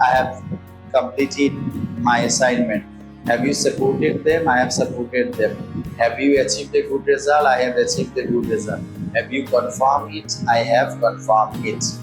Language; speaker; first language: English; non-native, local second language; Sylheti